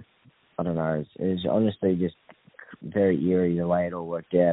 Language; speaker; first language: English; native; English